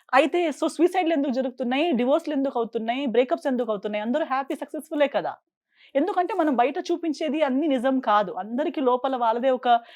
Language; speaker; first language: Telugu; non-native, fluent; Konkani